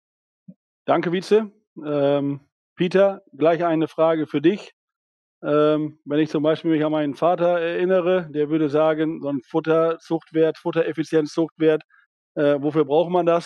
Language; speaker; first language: German; native; German